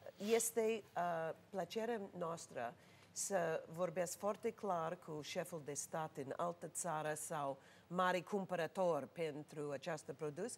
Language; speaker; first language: Romanian; non-native, learner; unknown